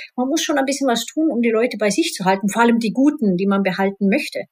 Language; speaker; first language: German; non-native, fluent; Swedish